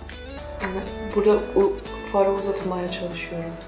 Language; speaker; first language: Turkish; non-native, fluent; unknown